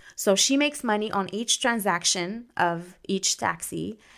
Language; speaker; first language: English; non-native, fluent; Arabic